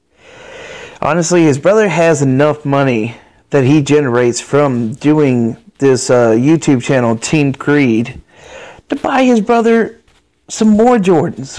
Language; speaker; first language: English; native; English